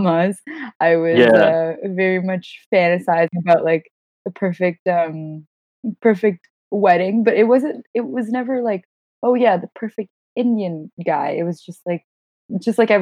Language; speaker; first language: English; non-native, fluent; Gujarati